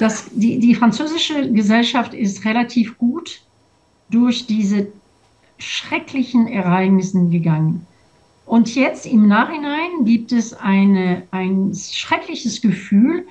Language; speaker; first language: German; non-native, fluent; French